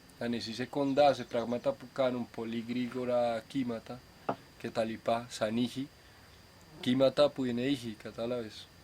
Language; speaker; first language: Greek; non-native, fluent; Spanish